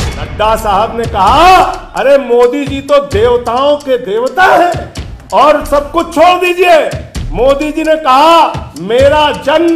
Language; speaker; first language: Hindi; native; Hindi